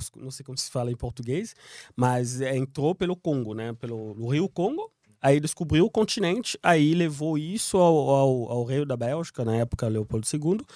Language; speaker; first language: Portuguese; non-native, fluent; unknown